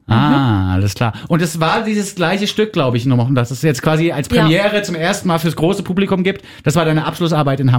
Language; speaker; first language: German; native; German